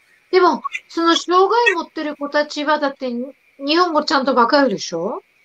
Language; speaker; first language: Japanese; non-native, fluent; Slovak